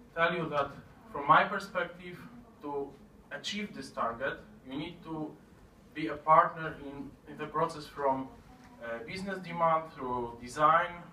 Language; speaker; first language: English; non-native, fluent; Polish